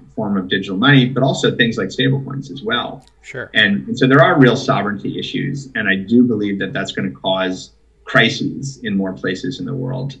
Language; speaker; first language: English; native; English